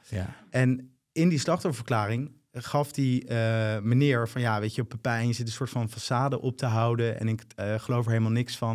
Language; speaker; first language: Dutch; native; Dutch